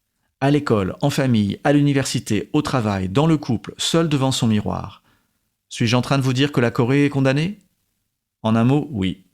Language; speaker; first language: French; native; French